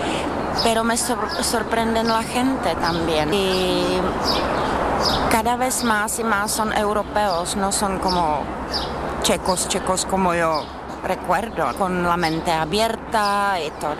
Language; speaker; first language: Spanish; non-native, learner; Czech